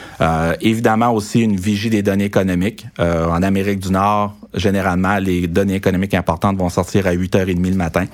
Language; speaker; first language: French; native; French